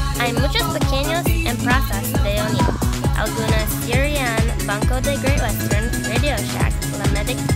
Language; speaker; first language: Spanish; non-native, learner; English